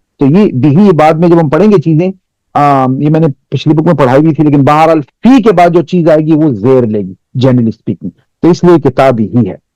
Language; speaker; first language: Urdu; non-native, local second language; Pashto